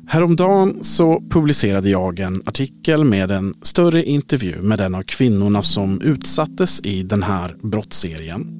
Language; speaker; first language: Swedish; native; Swedish